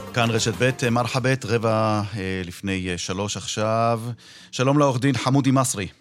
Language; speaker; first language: Hebrew; native; Hebrew